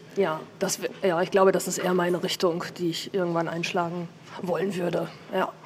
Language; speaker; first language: German; native; German